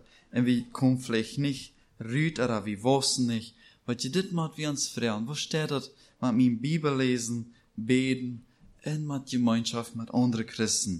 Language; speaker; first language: German; non-native, learner; Plautdietsch